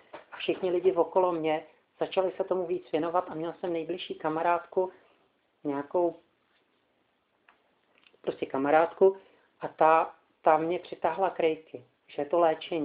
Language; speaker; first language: Czech; native; Czech